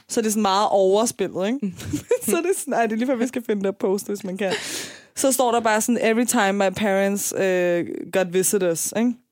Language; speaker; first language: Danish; early bilingual, other home language; Persian